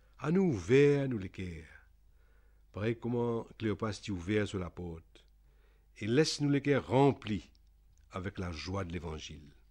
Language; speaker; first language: French; non-native, local second language; Réunion Creole French